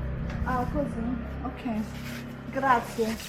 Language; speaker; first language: Italian; non-native, learner; Mizo